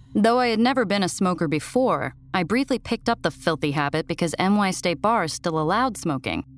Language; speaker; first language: English; native; English